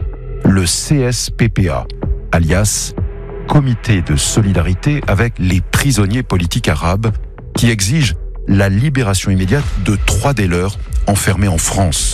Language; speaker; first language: French; native; French